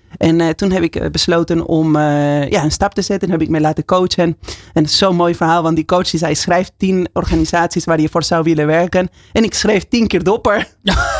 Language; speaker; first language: Dutch; non-native, fluent; Spanish